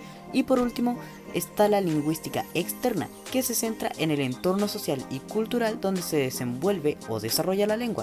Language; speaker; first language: Spanish; native; Spanish